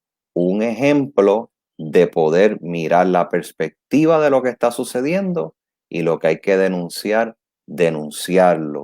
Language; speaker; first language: Spanish; native; Spanish